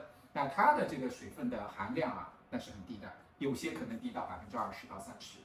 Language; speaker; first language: Chinese; native; Chinese